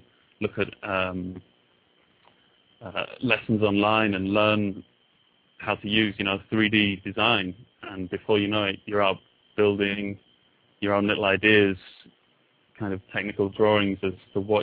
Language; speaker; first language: English; native; English